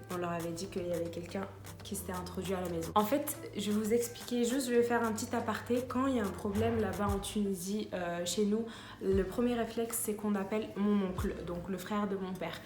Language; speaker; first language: French; early bilingual, other home language; Arabic